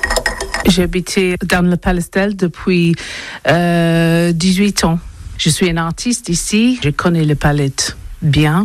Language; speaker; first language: French; non-native, learner; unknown